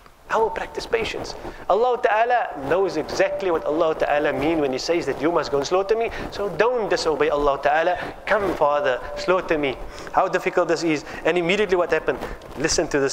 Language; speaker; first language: English; native; English